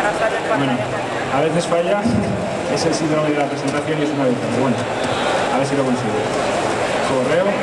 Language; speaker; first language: Spanish; native; Spanish